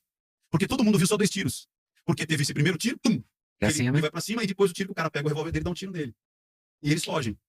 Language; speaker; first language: Portuguese; native; Portuguese